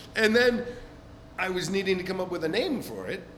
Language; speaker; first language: English; native; English